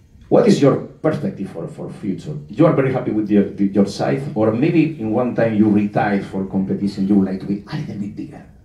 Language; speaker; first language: English; non-native, fluent; Spanish